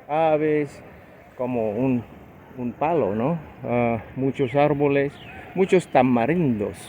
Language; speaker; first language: Spanish; non-native, fluent; English